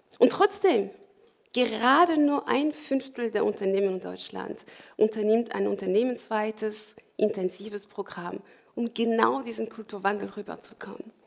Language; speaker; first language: German; non-native, fluent; French